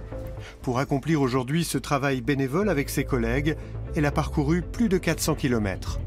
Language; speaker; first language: French; native; French